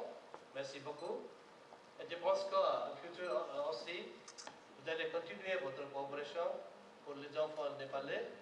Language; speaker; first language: French; non-native, learner; Nepali